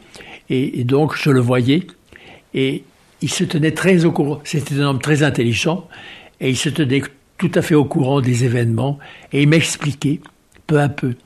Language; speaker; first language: French; native; French